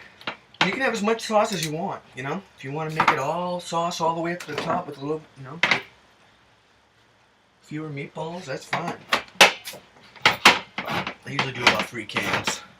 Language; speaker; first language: English; native; English